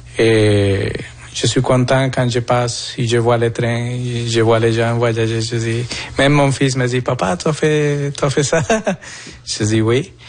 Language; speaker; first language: French; non-native, fluent; Spanish